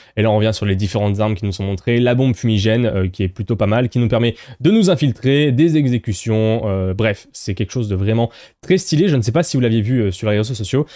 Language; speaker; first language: French; native; French